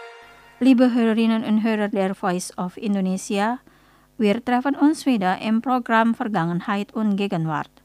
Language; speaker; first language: German; non-native, fluent; Indonesian